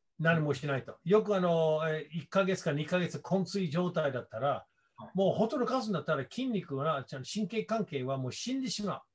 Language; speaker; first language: Japanese; non-native, fluent; English